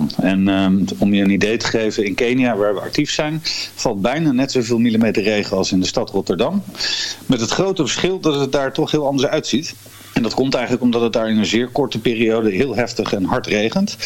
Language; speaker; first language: Dutch; native; Dutch